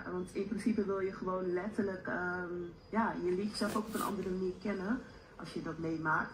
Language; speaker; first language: Dutch; native; Dutch